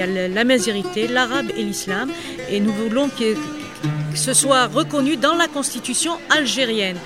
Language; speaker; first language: French; non-native, local second language; Kabyle